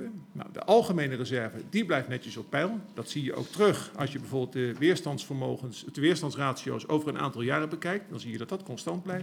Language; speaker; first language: Dutch; native; Dutch